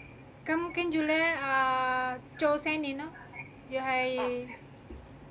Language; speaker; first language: Cantonese; non-native, fluent; Javanese